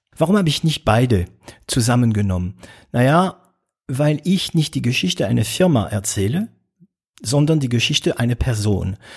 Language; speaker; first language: German; non-native, fluent; French